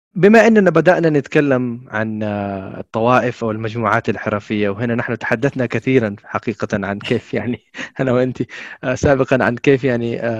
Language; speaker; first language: Arabic; native; Arabic